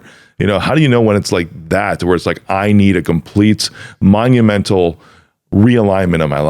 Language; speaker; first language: English; native; English